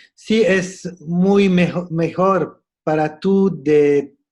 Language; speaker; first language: Spanish; non-native, learner; French